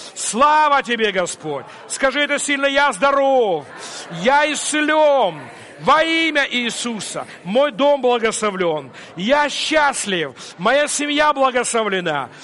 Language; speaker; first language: Russian; non-native, local second language; Ukrainian